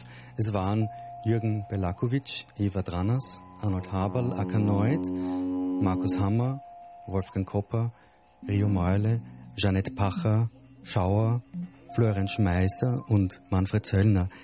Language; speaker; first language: German; native; German